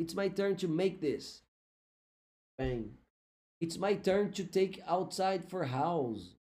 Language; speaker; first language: English; non-native, fluent; Portuguese